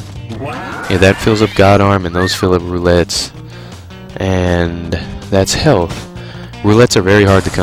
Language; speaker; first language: English; native; English